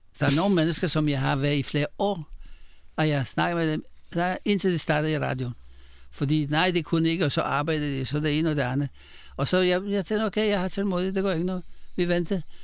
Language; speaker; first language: Danish; non-native, fluent; Polish